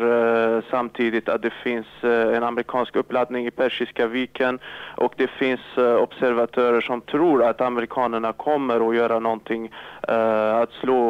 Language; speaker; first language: Swedish; non-native, fluent; Arabic